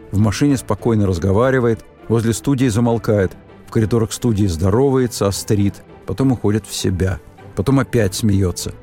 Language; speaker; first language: Russian; native; Russian